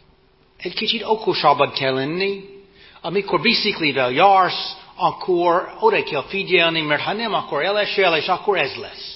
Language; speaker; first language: Hungarian; non-native, fluent; English